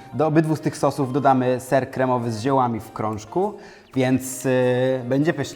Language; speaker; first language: Polish; native; Polish